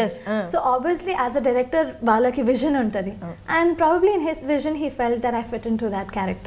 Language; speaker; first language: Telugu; non-native, local second language; Kannada